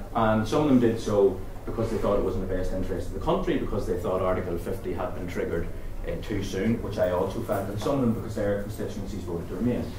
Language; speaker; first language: English; native; English